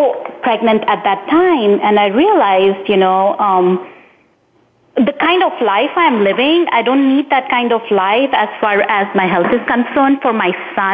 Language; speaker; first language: English; non-native, local second language; Hindi